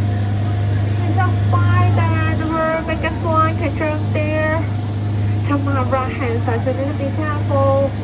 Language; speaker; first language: English; non-native, learner; Cantonese